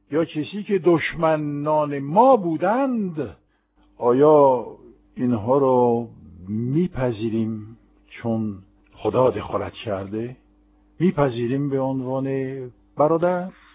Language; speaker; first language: Persian; non-native, fluent; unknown